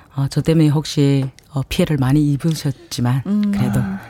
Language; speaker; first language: Korean; native; Korean